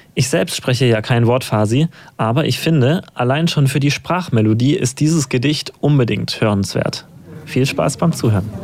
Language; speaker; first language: German; native; German